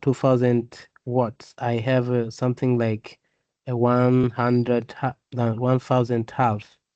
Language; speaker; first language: English; non-native, learner; Portuguese